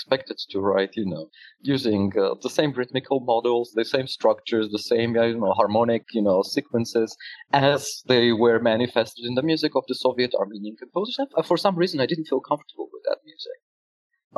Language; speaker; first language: English; non-native, fluent; Russian